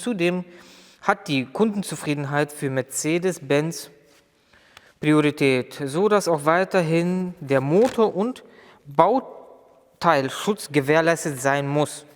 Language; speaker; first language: German; native; German